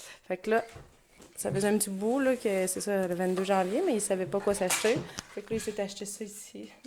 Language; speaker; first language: French; native; French